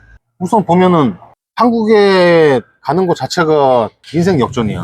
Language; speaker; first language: Korean; native; Korean